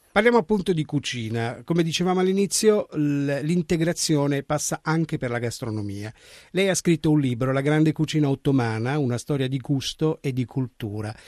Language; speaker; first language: Italian; native; Italian